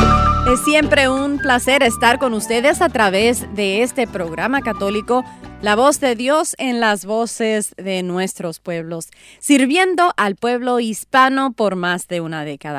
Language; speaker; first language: Spanish; native; Spanish